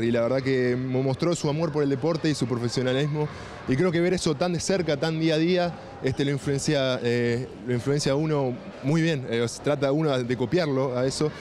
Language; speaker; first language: Spanish; native; Spanish